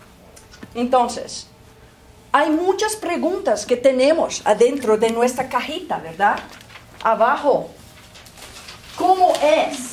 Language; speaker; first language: Spanish; non-native, fluent; Portuguese